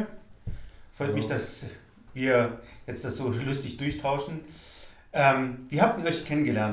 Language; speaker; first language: German; native; German